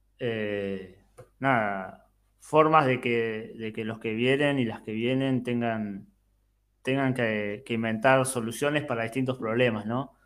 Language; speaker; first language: Spanish; native; Spanish